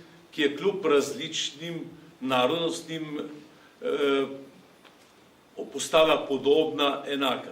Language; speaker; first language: Slovenian; native; Slovenian